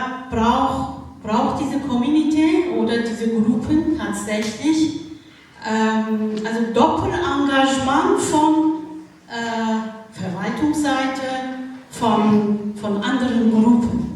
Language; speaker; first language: German; non-native, fluent; Kurdish